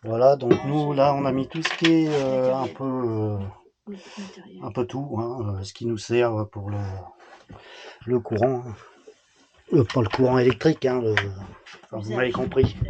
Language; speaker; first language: French; native; French